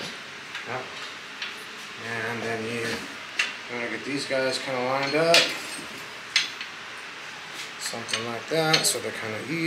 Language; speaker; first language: English; native; English